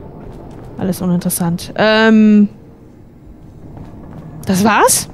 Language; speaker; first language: German; native; German